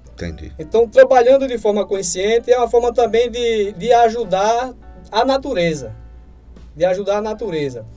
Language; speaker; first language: Portuguese; native; Portuguese